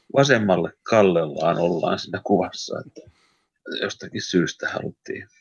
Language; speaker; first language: Finnish; early bilingual, heritage; Finnish